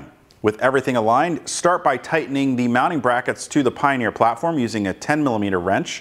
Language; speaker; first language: English; native; English